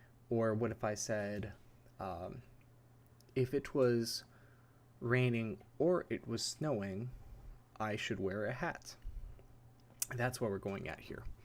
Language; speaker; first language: English; native; English